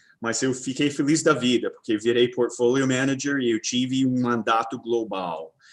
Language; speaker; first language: Portuguese; non-native, fluent; English